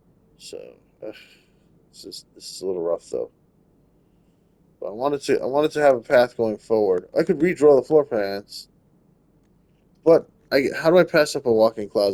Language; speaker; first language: English; native; English